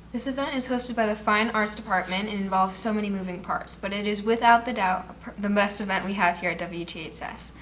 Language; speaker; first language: English; native; English